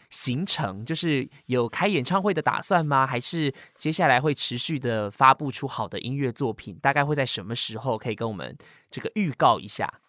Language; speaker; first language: Chinese; native; Chinese